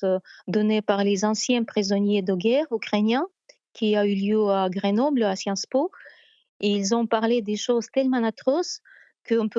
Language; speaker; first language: French; non-native, fluent; Ukrainian